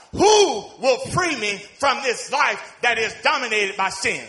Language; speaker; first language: English; native; English